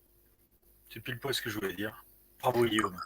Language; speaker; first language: French; native; French